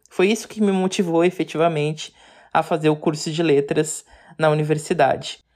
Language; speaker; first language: Portuguese; native; Portuguese